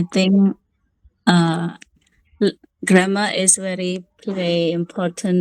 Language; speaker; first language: English; non-native, learner; Khmer